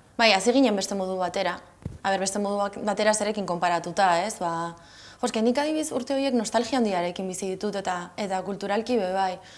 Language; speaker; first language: Basque; non-native, local second language; Spanish